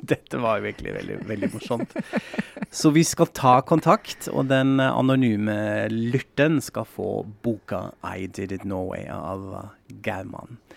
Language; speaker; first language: Norwegian; non-native, fluent; German